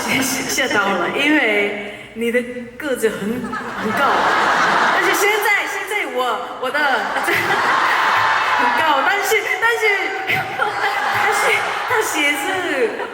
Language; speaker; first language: Chinese; non-native, learner; Korean